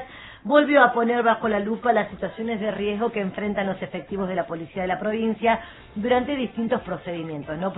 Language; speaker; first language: Spanish; native; Spanish